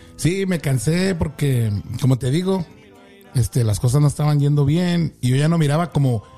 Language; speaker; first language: Spanish; native; Spanish